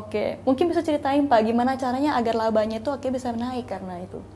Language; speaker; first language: Indonesian; native; Indonesian